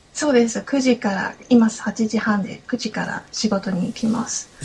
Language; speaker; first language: Japanese; native; Japanese